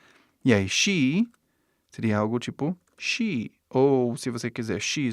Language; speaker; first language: Portuguese; non-native, fluent; English